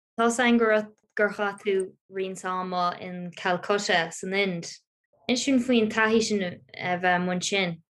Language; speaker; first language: Irish; native; Irish